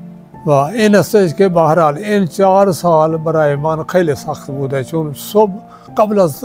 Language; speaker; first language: Persian; non-native, fluent; Punjabi